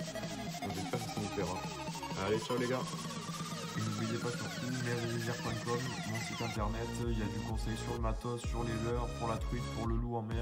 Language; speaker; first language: French; native; French